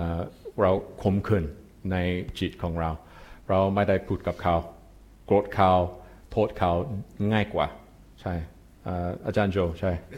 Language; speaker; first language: Thai; non-native, fluent; English